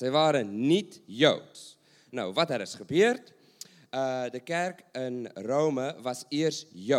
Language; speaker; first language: Dutch; non-native, learner; English